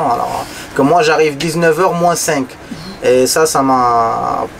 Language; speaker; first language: French; non-native, local second language; Arabic